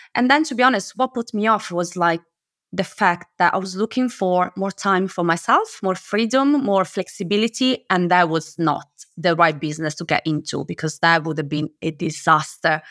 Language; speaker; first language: English; non-native, fluent; Italian